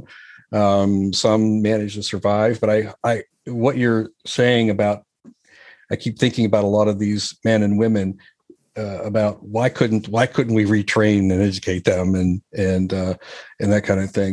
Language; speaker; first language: English; native; English